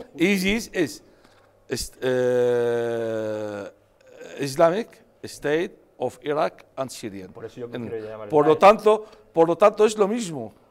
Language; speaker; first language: Spanish; non-native, fluent; Arabic